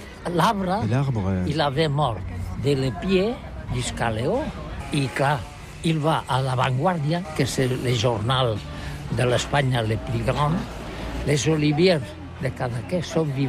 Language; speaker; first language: French; non-native, learner; Catalan